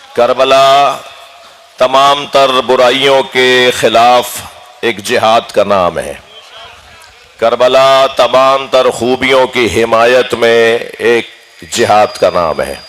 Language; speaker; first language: Urdu; native; Urdu